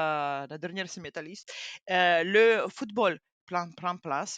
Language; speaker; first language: French; non-native, fluent; Ukrainian